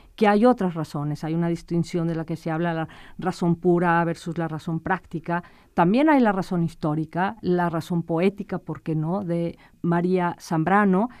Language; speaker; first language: Spanish; native; Spanish